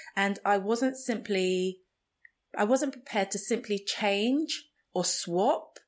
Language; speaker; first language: English; non-native, local second language; Igbo